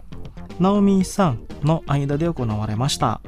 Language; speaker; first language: Japanese; non-native, fluent; Indonesian